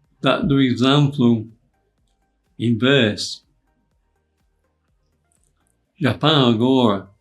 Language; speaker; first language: Portuguese; non-native, fluent; English